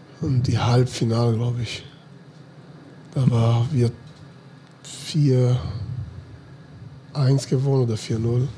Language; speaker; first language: German; non-native, fluent; Portuguese